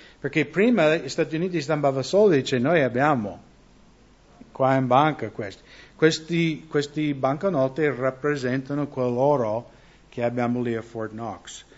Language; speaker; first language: Italian; non-native, fluent; English